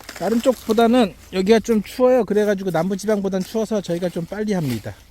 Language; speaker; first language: Korean; native; Korean